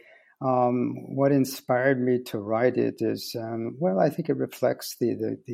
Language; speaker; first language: English; native; English